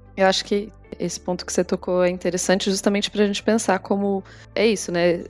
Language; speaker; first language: Portuguese; native; Portuguese